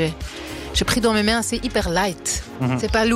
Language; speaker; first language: French; non-native, local second language; Swiss German